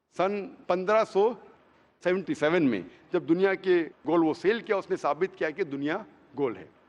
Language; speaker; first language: Hindi; non-native, local second language; Konkani